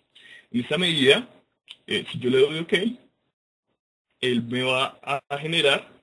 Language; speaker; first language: Spanish; native; Spanish